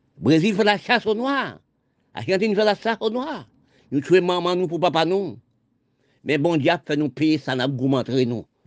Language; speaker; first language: French; non-native, local second language; Haitian Creole